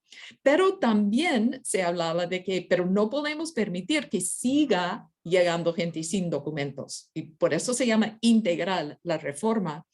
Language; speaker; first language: Spanish; non-native, fluent; English